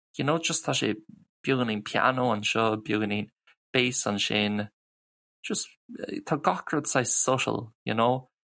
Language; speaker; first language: Irish; non-native, local second language; English